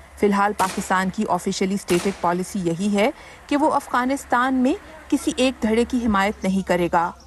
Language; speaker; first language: Urdu; native; Urdu